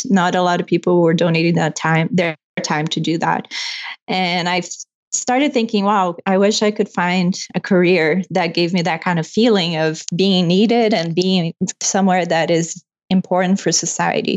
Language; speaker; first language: English; non-native, fluent; Portuguese